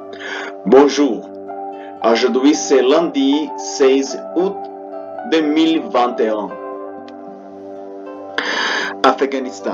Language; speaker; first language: French; non-native, learner; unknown